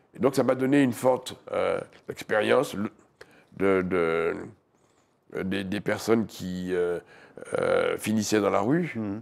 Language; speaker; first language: French; native; French